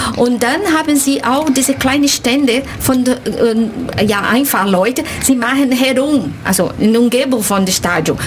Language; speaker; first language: German; non-native, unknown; Portuguese